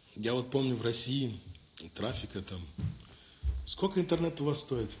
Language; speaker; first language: Russian; early bilingual, heritage; Russian